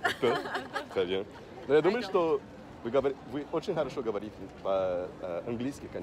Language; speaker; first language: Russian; non-native, fluent; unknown